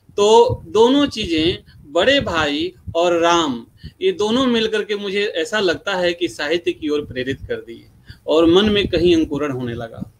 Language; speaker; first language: Hindi; non-native, local second language; Bhojpuri